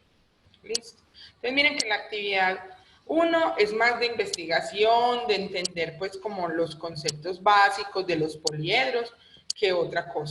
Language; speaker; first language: Spanish; native; Spanish